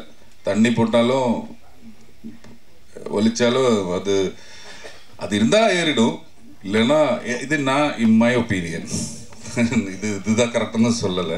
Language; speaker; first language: Tamil; non-native, learner; Malayalam